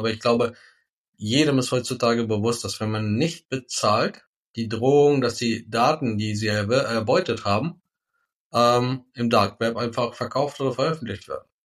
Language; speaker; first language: German; native; German